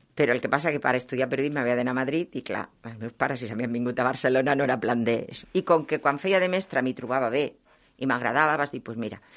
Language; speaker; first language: Catalan; non-native, local second language; Spanish